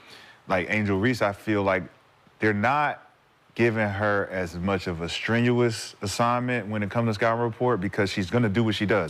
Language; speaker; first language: English; native; English